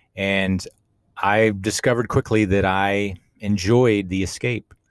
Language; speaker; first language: English; native; English